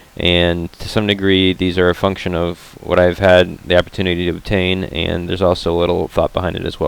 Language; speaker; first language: English; native; English